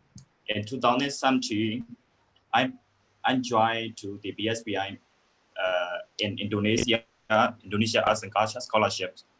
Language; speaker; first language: English; non-native, learner; Burmese